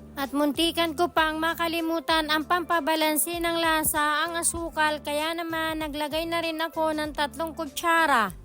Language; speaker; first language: Filipino; native; Filipino